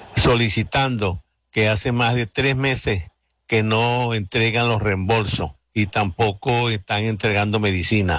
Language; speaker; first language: Spanish; native; Spanish